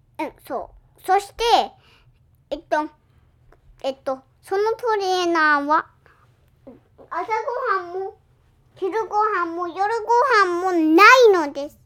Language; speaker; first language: Japanese; early bilingual, heritage; Japanese